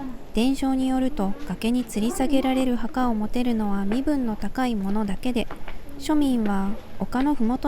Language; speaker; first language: Japanese; native; Japanese